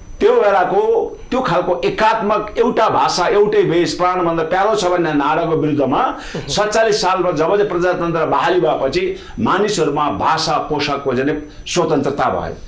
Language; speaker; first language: Nepali; non-native, local second language; Sherpa